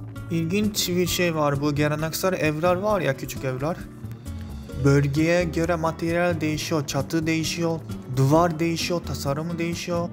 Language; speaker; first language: Turkish; non-native, fluent; Japanese